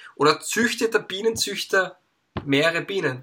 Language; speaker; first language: German; native; German